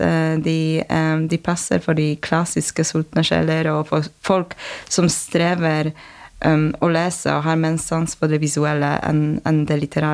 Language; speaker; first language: Norwegian; non-native, fluent; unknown